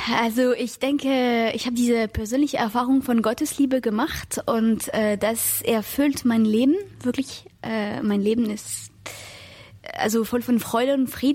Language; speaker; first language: German; non-native, fluent; French